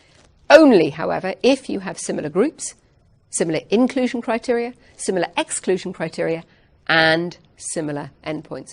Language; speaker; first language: English; native; English